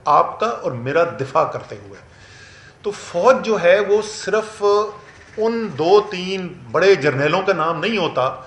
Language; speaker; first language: Urdu; native; Urdu